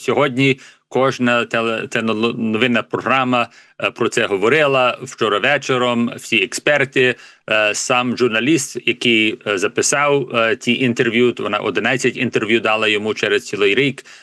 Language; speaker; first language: Ukrainian; early bilingual, heritage; English